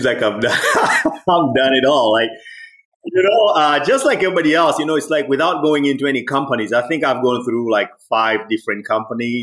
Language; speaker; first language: English; non-native, local second language; Swahili